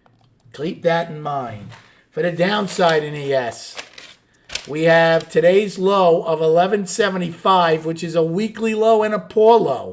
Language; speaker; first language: English; native; English